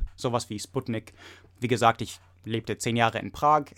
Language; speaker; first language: German; non-native, fluent; English